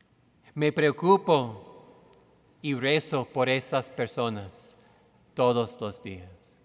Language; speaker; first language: Spanish; non-native, fluent; English